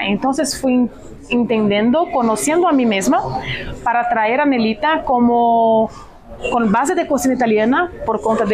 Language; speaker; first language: Spanish; non-native, fluent; Portuguese